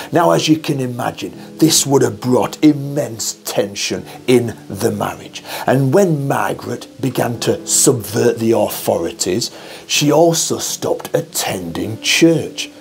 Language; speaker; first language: English; native; English